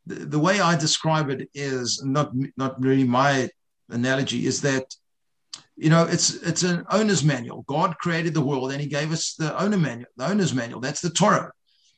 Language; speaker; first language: English; native; English